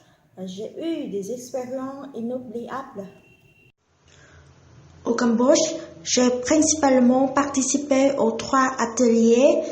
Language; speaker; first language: French; non-native, fluent; Vietnamese